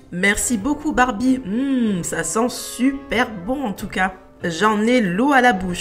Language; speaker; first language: French; native; French